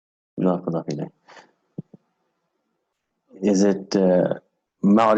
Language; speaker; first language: Arabic; non-native, fluent; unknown